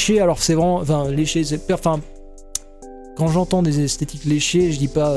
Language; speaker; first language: French; native; French